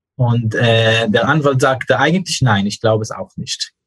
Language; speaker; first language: German; non-native, fluent; English